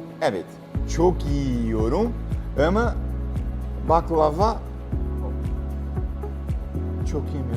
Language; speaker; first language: Turkish; non-native, learner; Portuguese